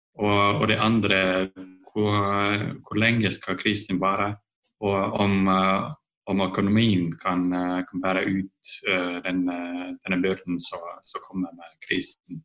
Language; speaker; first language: Norwegian; non-native, fluent; Estonian